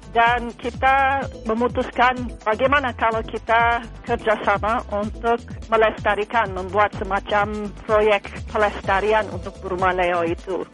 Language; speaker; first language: Indonesian; non-native, fluent; English